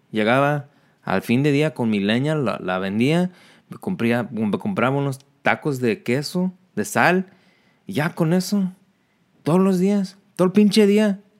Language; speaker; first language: Spanish; early bilingual, heritage; Spanish